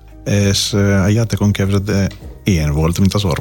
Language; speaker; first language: Hungarian; non-native, learner; Greek